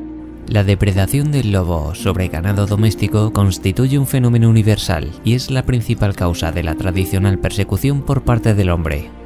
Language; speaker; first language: Spanish; native; Spanish